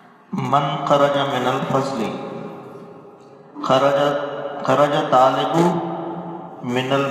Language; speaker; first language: Arabic; non-native, learner; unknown